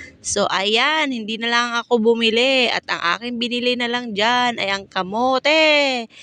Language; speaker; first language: Filipino; non-native, local second language; Cebuano